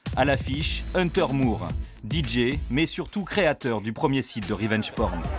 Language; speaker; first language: French; native; French